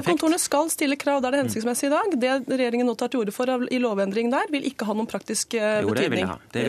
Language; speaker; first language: Norwegian; native; Norwegian